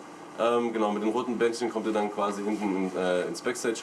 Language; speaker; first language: German; native; German